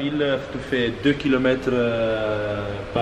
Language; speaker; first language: French; non-native, fluent; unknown